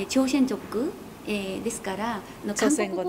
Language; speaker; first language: Japanese; non-native, learner; Korean